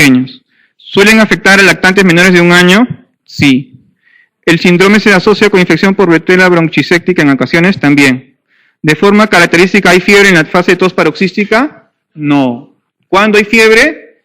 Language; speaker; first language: Spanish; native; Spanish